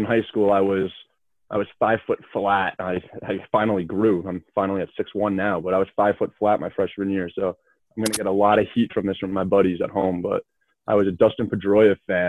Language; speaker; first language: English; native; English